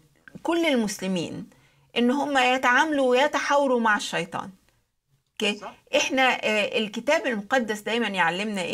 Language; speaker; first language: Arabic; native; Arabic